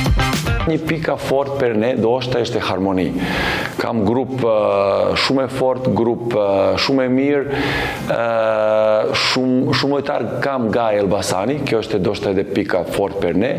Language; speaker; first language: Albanian; non-native, learner; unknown